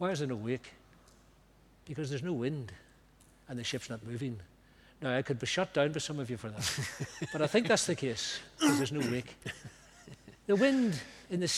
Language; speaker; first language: English; native; English